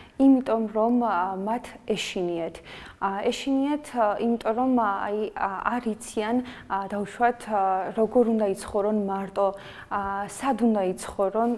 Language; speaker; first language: Georgian; native; Georgian